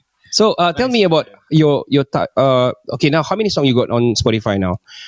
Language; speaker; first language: English; non-native, local second language; Malay